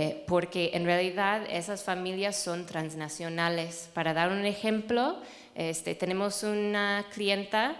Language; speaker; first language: Spanish; non-native, fluent; English